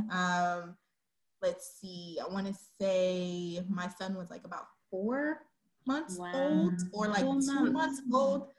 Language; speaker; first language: English; native; English